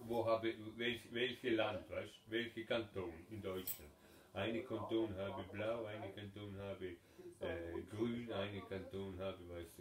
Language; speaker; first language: German; non-native, learner; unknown